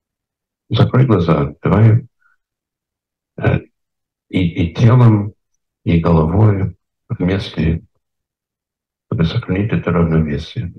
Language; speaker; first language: Russian; non-native, fluent; English